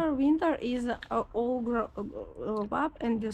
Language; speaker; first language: English; non-native, learner; Russian